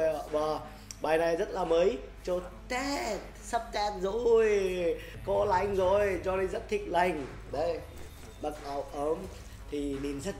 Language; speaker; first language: Vietnamese; non-native, learner; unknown